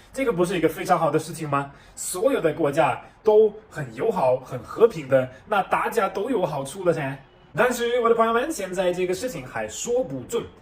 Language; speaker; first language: Chinese; non-native, fluent; German